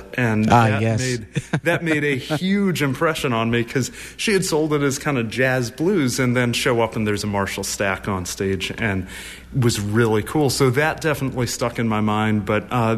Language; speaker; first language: English; native; English